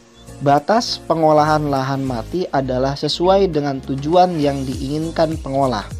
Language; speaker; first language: Indonesian; native; Indonesian